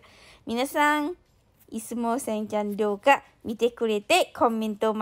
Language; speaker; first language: Japanese; non-native, learner; Thai